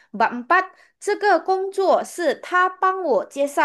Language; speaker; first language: Chinese; non-native, fluent; Indonesian